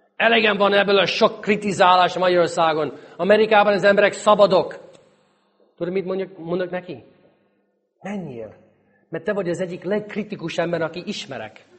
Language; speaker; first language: Hungarian; non-native, fluent; English